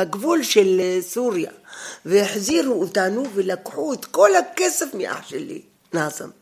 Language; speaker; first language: Hebrew; non-native, fluent; Arabic